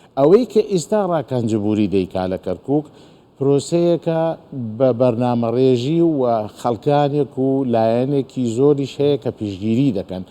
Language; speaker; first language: Central Kurdish; non-native, local second language; Azerbaijani